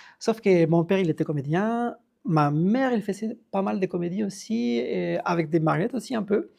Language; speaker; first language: French; non-native, fluent; Spanish